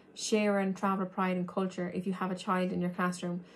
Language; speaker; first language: English; native; English